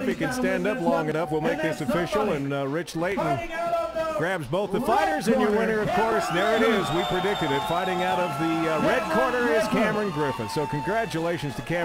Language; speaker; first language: English; native; English